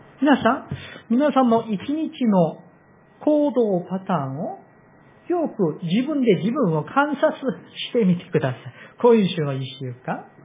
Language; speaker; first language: Japanese; non-native, fluent; Korean